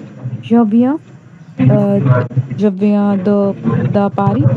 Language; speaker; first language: French; non-native, learner; Hindi